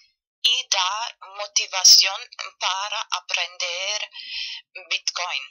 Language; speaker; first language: Spanish; non-native, fluent; German